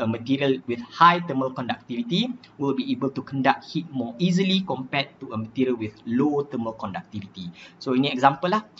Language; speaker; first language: English; non-native, local second language; Malay